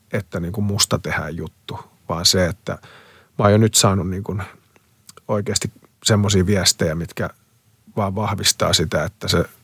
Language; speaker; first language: Finnish; early bilingual, other home language; Spanish